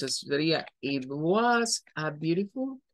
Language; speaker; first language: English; non-native, fluent; Spanish